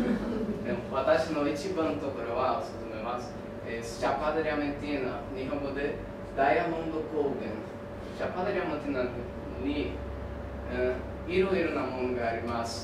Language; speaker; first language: Japanese; non-native, learner; Portuguese